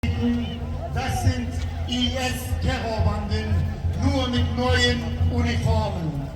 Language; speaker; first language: German; non-native, fluent; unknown